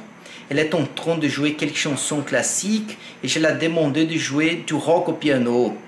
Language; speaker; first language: French; non-native, fluent; Portuguese